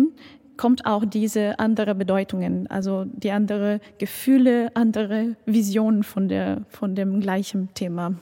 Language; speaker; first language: German; non-native, fluent; Portuguese